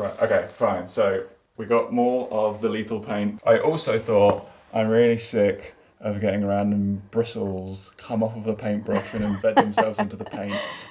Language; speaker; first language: English; native; English